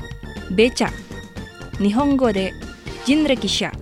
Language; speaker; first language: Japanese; non-native, fluent; Indonesian